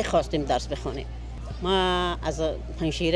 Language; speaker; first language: Persian; native; Persian